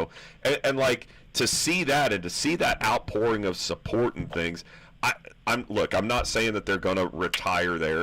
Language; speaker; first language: English; native; English